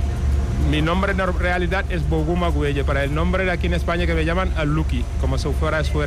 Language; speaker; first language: Spanish; non-native, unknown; Wolof